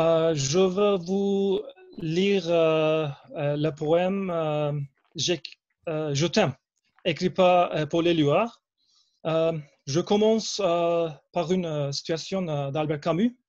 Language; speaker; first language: French; non-native, learner; Turkish